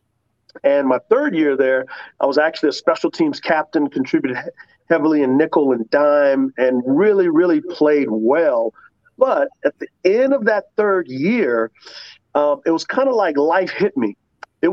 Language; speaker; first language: English; native; English